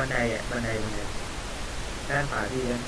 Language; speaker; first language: Thai; native; Thai